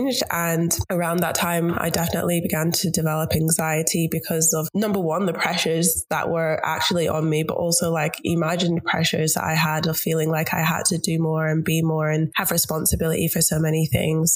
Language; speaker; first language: English; native; English